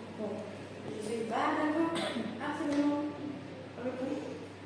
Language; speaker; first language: French; non-native, fluent; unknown